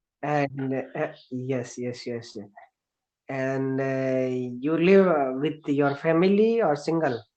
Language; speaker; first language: English; non-native, learner; Hindi